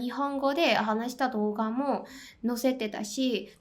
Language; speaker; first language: Japanese; non-native, fluent; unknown